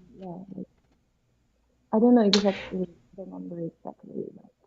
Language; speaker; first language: English; non-native, learner; Japanese